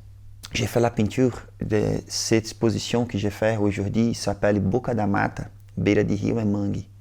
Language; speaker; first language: French; non-native, learner; Portuguese